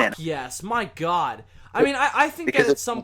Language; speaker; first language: English; native; English